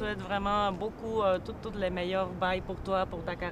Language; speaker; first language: French; native; French